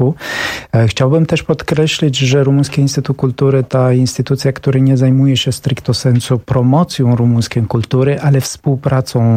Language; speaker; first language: Polish; non-native, fluent; Romanian